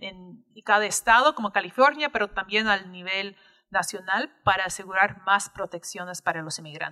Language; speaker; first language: Spanish; early bilingual, heritage; English